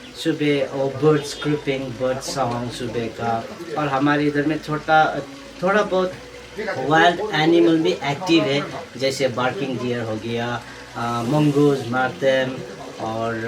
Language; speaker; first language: Hindi; non-native, local second language; Nepali